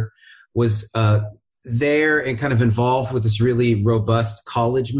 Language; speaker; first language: English; native; English